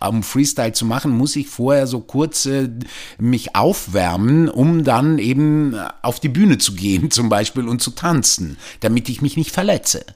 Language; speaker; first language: German; non-native, fluent; Italian